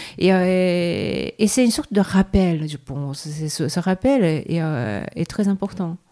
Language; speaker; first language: French; non-native, fluent; Japanese